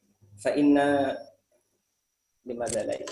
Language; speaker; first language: Arabic; non-native, fluent; Indonesian